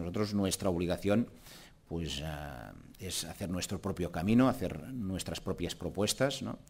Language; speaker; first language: Spanish; non-native, local second language; Catalan